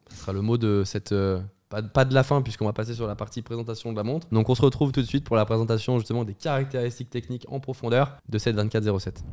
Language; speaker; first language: French; native; French